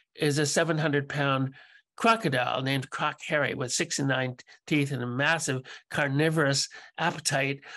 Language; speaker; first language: English; native; English